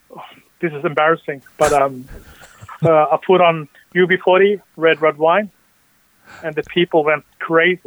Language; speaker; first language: English; early bilingual, other home language; Norwegian